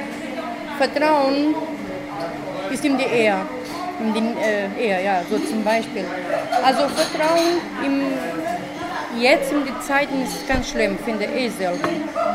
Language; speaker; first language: German; non-native, fluent; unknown